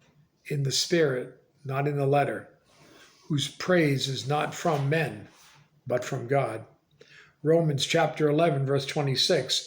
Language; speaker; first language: English; native; English